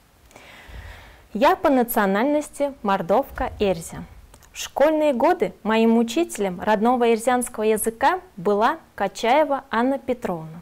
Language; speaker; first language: Russian; non-native, local second language; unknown